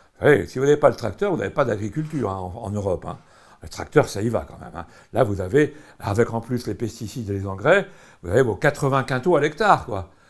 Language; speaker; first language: French; native; French